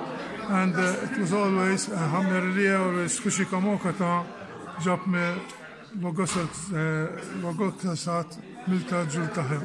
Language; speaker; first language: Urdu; non-native, learner; Maltese